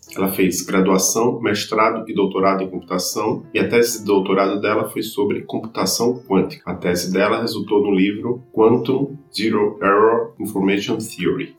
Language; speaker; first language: Portuguese; native; Portuguese